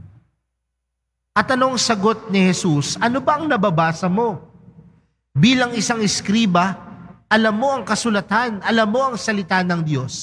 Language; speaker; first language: Filipino; native; Filipino